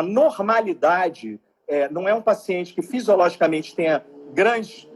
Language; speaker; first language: Portuguese; native; Portuguese